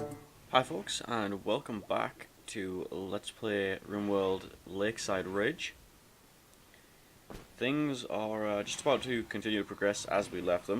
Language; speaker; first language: English; native; English